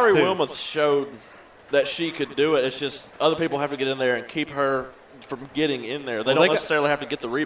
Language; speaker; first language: English; native; English